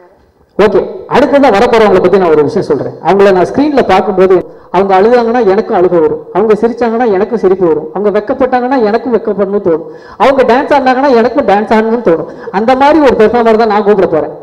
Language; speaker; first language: Tamil; native; Tamil